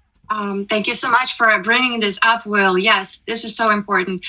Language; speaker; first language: English; non-native, fluent; Russian